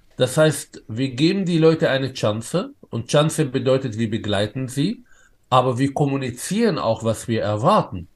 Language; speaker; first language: German; non-native, fluent; Arabic